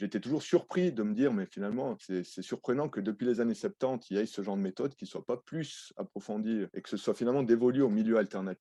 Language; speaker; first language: French; native; French